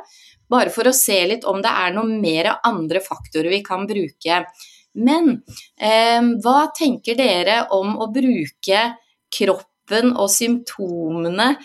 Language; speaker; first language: Norwegian; native; Norwegian